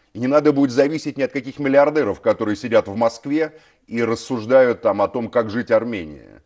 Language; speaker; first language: Russian; native; Russian